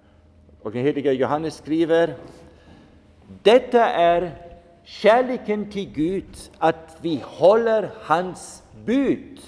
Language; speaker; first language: Swedish; non-native, fluent; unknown